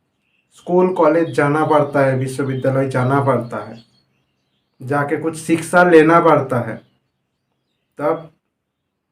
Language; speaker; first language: Hindi; non-native, fluent; Bangla